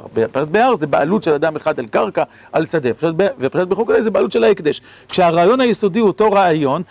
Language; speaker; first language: Hebrew; native; Hebrew